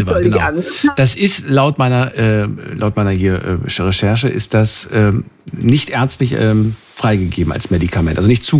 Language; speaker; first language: German; native; German